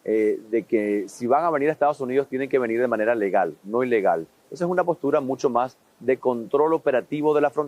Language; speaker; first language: Spanish; native; Spanish